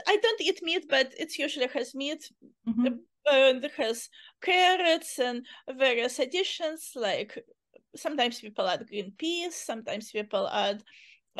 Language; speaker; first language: English; non-native, fluent; Uzbek